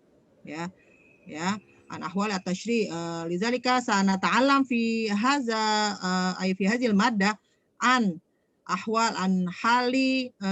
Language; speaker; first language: Arabic; non-native, fluent; Indonesian